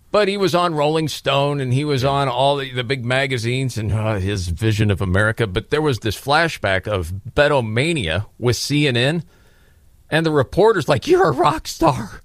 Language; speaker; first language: English; native; English